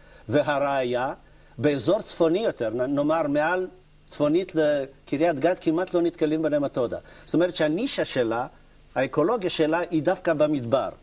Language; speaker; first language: Hebrew; native; Hebrew